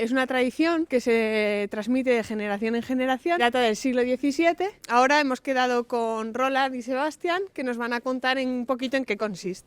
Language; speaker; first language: Spanish; native; Spanish